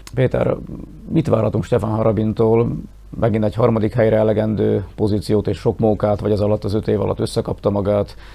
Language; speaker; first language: Hungarian; native; Hungarian